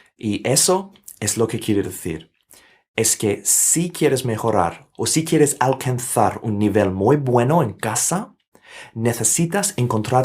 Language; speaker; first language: Spanish; non-native, fluent; English